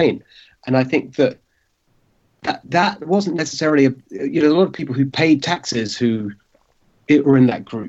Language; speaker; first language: English; native; English